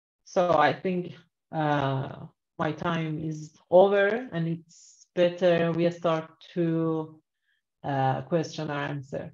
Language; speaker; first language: English; non-native, learner; Persian